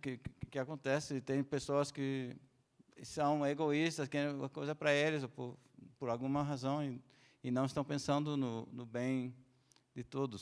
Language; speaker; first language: Portuguese; non-native, fluent; Spanish